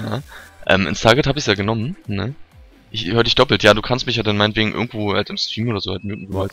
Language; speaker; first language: German; native; German